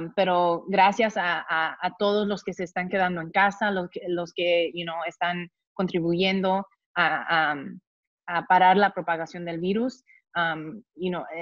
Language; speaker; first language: Spanish; early bilingual, heritage; Spanish